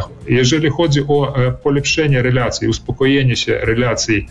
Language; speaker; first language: Polish; early bilingual, heritage; Polish